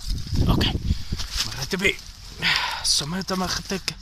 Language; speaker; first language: Welsh; non-native, learner; English